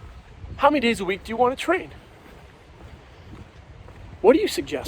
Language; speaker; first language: English; native; English